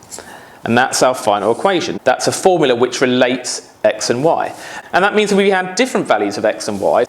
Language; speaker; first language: English; native; English